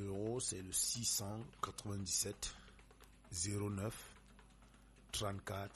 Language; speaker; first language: French; non-native, local second language; Basaa